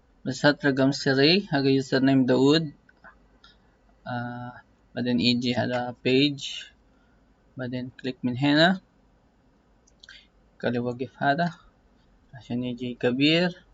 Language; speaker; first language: Arabic; non-native, learner; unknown